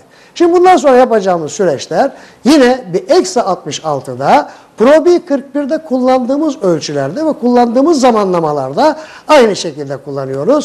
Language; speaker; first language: Turkish; native; Turkish